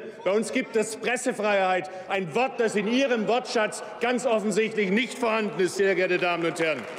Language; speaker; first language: German; native; German